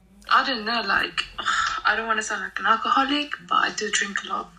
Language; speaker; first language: English; non-native, fluent; Spanish